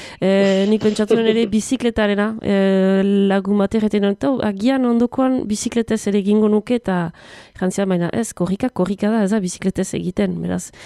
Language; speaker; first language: Basque; native; Basque